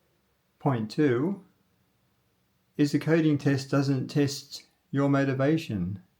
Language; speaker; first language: English; native; English